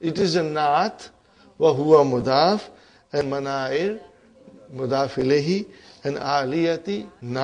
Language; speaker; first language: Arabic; non-native, fluent; English